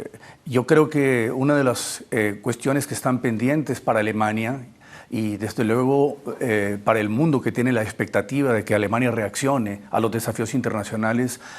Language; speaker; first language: Spanish; native; Spanish